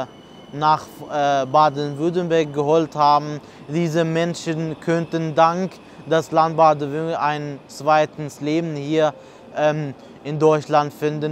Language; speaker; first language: German; non-native, fluent; Kurdish